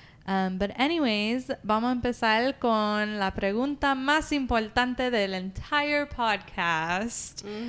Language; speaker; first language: Spanish; early bilingual, heritage; Spanish